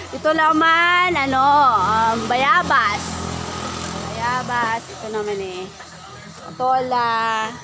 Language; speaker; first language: Filipino; non-native, local second language; Cebuano